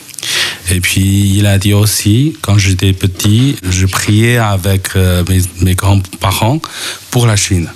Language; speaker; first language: French; non-native, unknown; Chinese